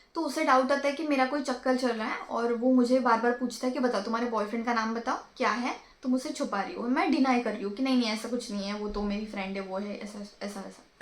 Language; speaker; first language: Hindi; non-native, local second language; Marathi